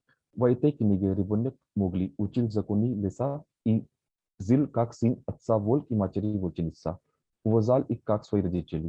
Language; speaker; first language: Russian; non-native, fluent; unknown